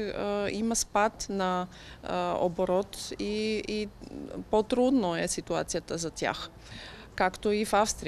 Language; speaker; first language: Bulgarian; non-native, fluent; German